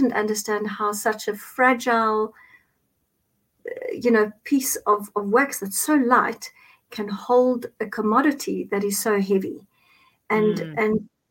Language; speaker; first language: English; non-native, local second language; Afrikaans